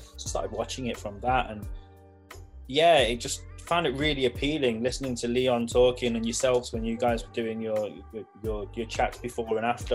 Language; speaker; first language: English; native; English